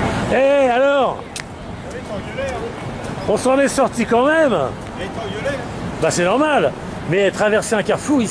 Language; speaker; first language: French; native; French